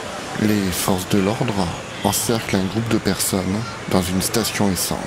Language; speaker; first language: French; native; French